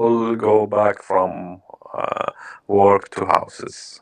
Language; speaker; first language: English; non-native, learner; Arabic